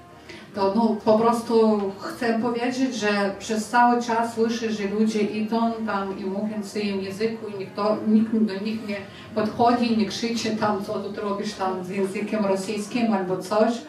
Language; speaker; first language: Polish; non-native, fluent; Ukrainian